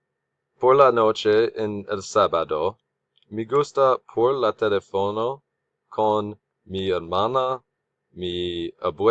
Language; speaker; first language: Spanish; non-native, learner; English